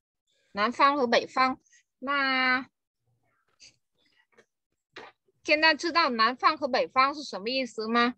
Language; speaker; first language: Chinese; non-native, fluent; Vietnamese